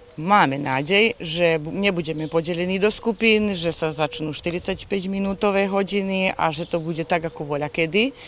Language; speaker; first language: Slovak; native; Slovak